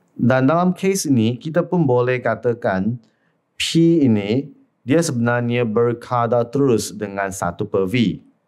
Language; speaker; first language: Malay; non-native, local second language; Chinese